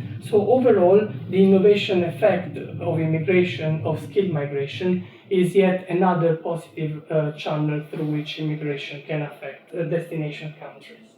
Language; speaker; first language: English; non-native, fluent; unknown